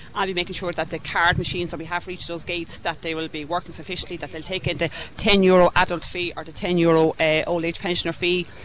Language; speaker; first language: English; native; English